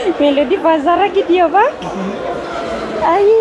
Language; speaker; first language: Turkish; non-native, learner; Indonesian